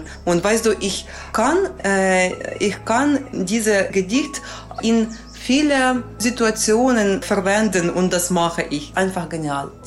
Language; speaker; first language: German; non-native, fluent; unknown